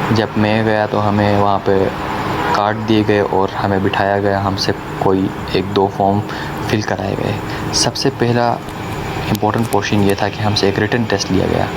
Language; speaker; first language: Urdu; non-native, local second language; Khowar